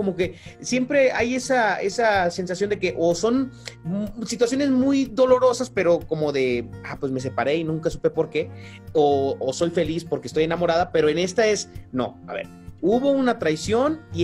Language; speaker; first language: Spanish; native; Spanish